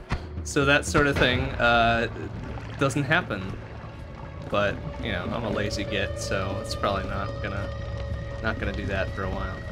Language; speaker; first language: English; native; English